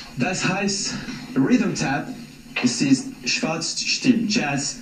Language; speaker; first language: German; non-native, learner; French